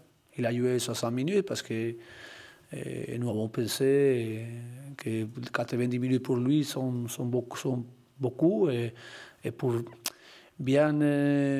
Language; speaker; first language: French; non-native, learner; Spanish